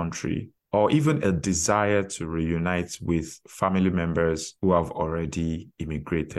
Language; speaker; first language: English; non-native, local second language; Yoruba